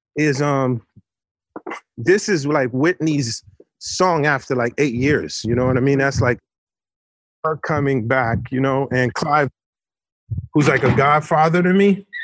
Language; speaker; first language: English; early bilingual, other home language; Haitian Creole